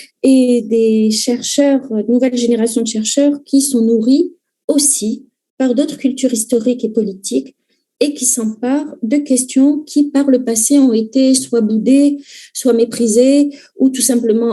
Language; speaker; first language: French; native; French